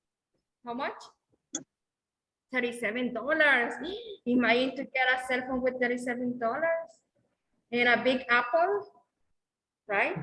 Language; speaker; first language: English; non-native, fluent; Spanish